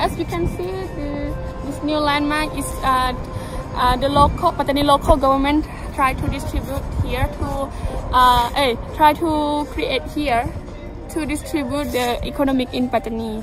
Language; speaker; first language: English; non-native, learner; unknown